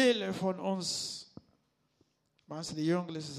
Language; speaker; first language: German; non-native, learner; Lingala